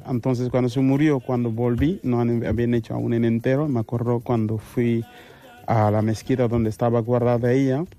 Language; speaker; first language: Spanish; non-native, fluent; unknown